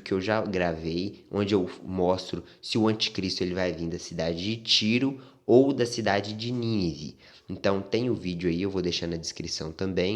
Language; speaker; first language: Portuguese; native; Portuguese